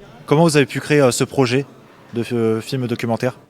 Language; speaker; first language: French; native; French